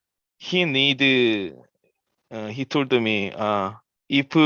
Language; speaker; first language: English; non-native, learner; Korean